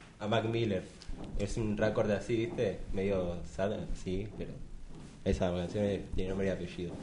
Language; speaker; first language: Spanish; native; Spanish